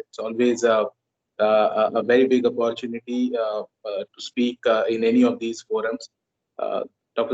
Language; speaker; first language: English; non-native, local second language; Marathi